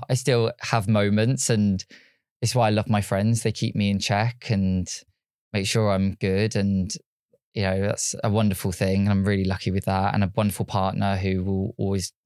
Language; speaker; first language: English; native; English